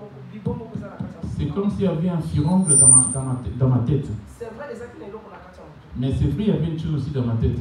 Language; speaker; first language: French; non-native, local second language; Lingala